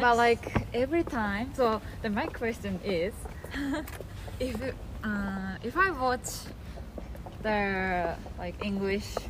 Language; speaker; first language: English; non-native, learner; Japanese